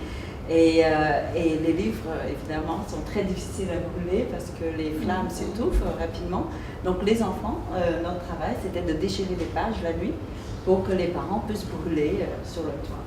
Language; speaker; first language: French; early bilingual, other home language; Vietnamese